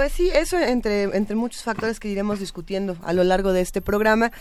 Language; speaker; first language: Spanish; native; Spanish